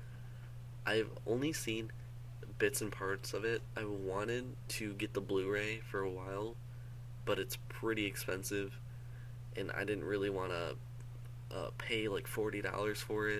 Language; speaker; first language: English; native; English